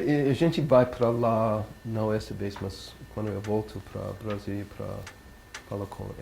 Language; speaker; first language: Portuguese; non-native, learner; English